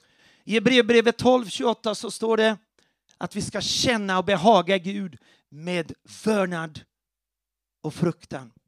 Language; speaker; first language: Swedish; non-native, fluent; Portuguese